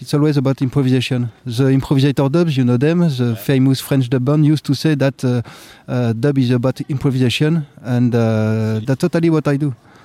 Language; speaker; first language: English; non-native, fluent; French